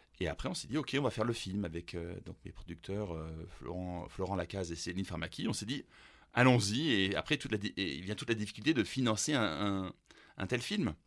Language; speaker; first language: French; early bilingual, other home language; German